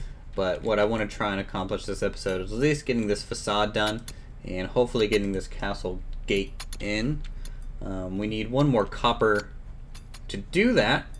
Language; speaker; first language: English; native; English